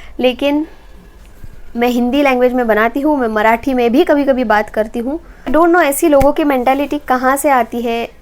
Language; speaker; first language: Hindi; non-native, local second language; Marathi